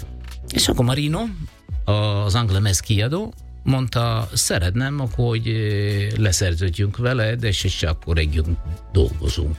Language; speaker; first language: Hungarian; non-native, learner; Italian